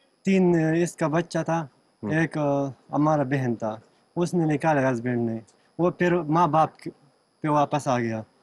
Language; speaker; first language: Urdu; non-native, local second language; Pashto